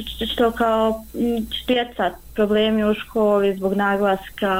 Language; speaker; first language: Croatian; non-native, local second language; Romany